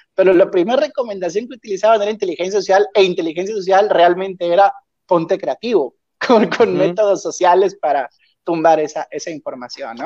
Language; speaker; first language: Spanish; native; Spanish